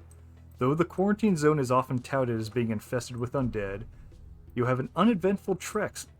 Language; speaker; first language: English; native; English